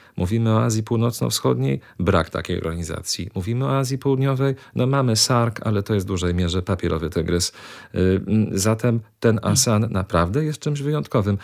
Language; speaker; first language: Polish; native; Polish